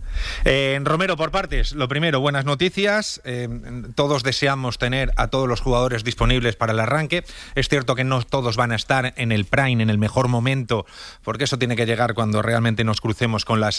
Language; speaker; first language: Spanish; native; Spanish